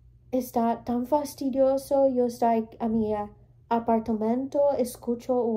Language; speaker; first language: Spanish; early bilingual, heritage; English